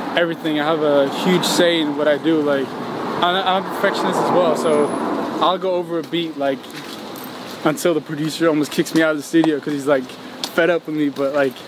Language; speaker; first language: English; non-native, fluent; Norwegian